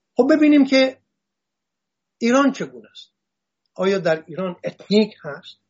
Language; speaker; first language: Persian; non-native, local second language; Assyrian Neo-Aramaic